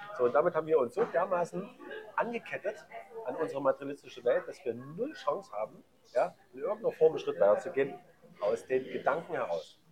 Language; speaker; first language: German; native; German